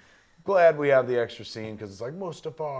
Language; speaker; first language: English; native; English